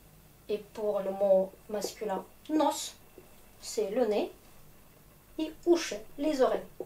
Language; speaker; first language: French; non-native, fluent; Russian